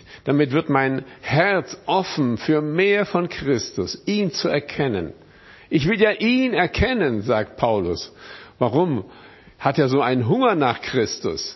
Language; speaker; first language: German; non-native, fluent; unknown